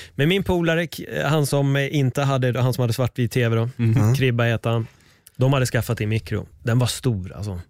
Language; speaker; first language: Swedish; native; Swedish